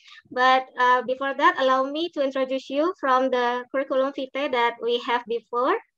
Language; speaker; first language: English; non-native, fluent; Indonesian